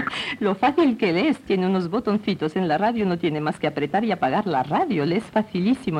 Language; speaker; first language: Spanish; non-native, local second language; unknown